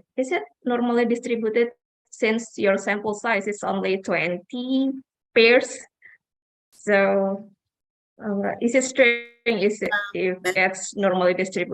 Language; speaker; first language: English; non-native, fluent; Indonesian